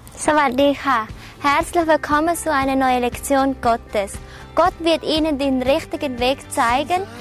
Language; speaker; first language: German; non-native, learner; Thai